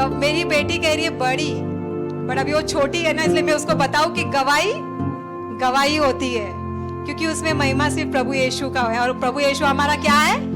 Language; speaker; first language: Hindi; non-native, local second language; Marathi